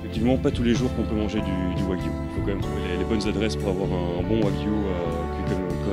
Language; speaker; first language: French; native; French